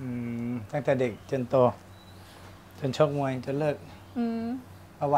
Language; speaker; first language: Thai; native; Thai